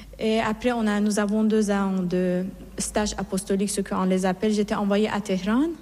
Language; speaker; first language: French; non-native, fluent; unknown